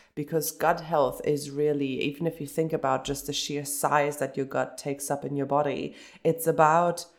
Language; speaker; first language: English; early bilingual, other home language; German